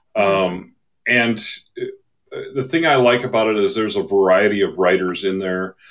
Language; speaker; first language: English; native; English